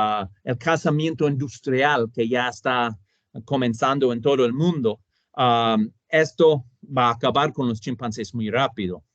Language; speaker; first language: Spanish; non-native, fluent; English